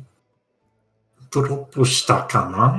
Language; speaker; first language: Japanese; non-native, learner; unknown